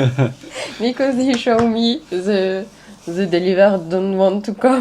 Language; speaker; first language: English; non-native, learner; French